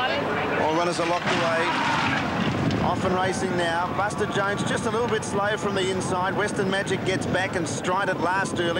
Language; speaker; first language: English; native; English